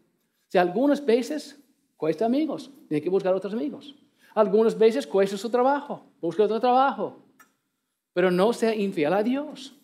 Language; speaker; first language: Spanish; non-native, learner; English